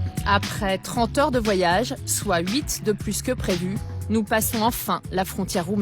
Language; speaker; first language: French; native; French